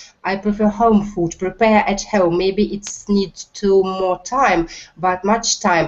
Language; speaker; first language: English; non-native, learner; Russian